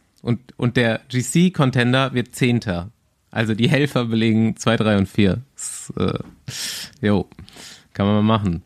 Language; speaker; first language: German; native; German